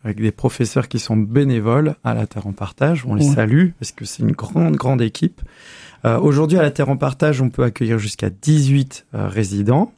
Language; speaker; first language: French; native; French